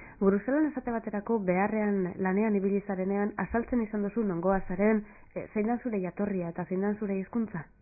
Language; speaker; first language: Basque; native; Basque